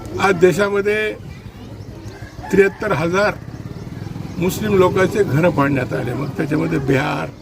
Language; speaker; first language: Marathi; non-native, local second language; Urdu